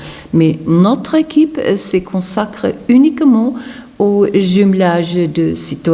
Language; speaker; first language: French; non-native, fluent; German